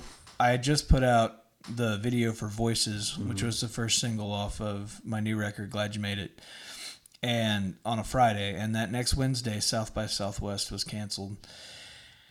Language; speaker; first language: English; native; English